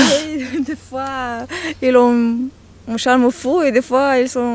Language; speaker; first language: French; non-native, learner; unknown